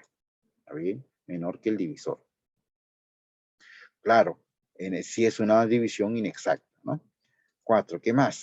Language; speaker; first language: Spanish; native; Spanish